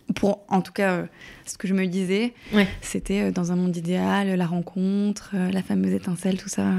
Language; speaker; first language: French; native; French